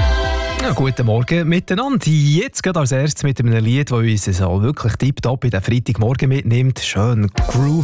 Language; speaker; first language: German; native; German